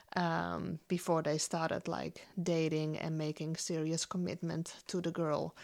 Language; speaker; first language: English; non-native, fluent; Dutch